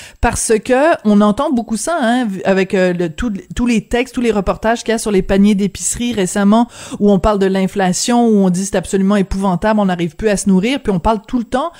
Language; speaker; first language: French; native; French